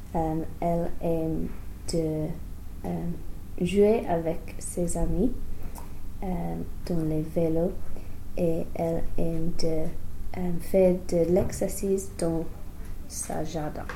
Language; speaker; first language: French; non-native, learner; English